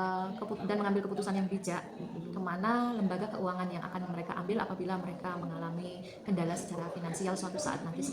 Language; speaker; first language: Indonesian; native; Indonesian